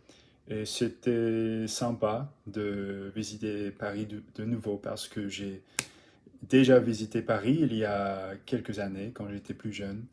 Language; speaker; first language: French; non-native, learner; English